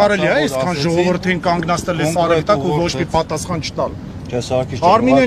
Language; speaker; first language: Armenian; native; Armenian